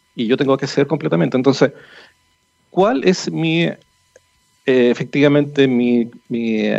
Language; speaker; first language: Spanish; native; Spanish